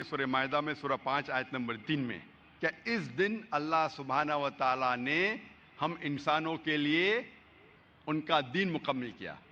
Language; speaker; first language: Urdu; non-native, local second language; Konkani